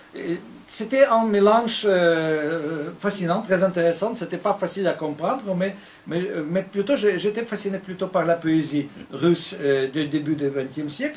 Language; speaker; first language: French; non-native, fluent; Russian